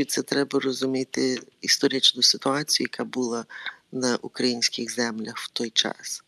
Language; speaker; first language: Ukrainian; early bilingual, heritage; Ukrainian